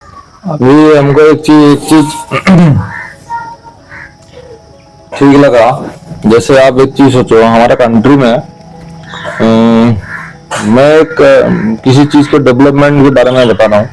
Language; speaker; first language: Hindi; non-native, local second language; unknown